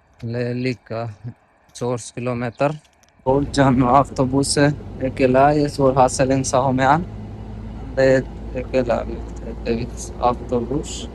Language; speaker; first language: Armenian; non-native, learner; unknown